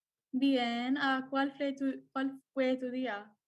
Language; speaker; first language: Spanish; non-native, learner; English